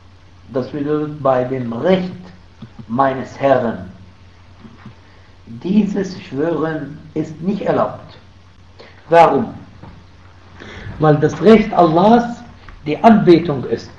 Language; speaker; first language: German; non-native, fluent; Arabic